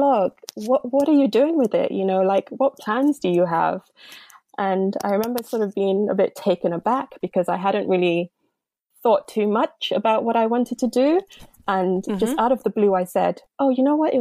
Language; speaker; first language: English; non-native, local second language; Yoruba